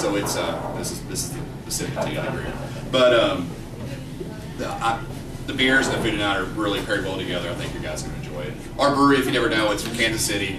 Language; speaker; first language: English; native; English